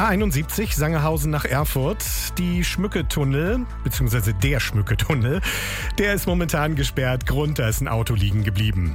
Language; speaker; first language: German; native; German